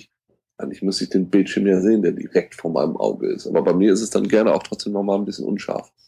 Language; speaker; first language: German; native; German